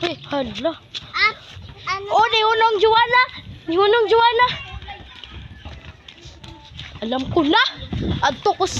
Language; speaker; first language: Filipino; non-native, local second language; Cebuano